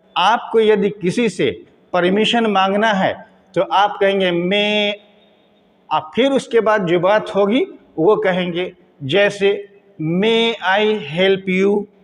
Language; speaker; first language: Hindi; native; Hindi